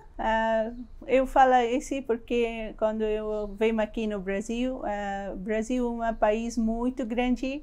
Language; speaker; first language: Portuguese; non-native, learner; Persian